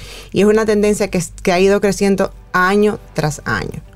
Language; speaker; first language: Spanish; native; Spanish